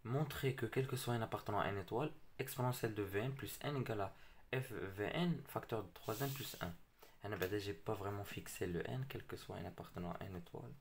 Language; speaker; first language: French; non-native, local second language; Arabic